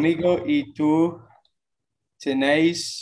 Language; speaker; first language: Spanish; non-native, fluent; English